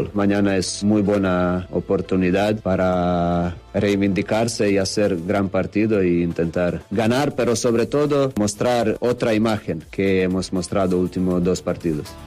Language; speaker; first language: Spanish; non-native, fluent; Croatian